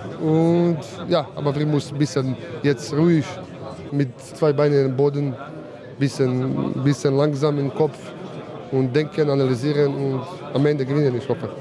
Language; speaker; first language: German; non-native, learner; Croatian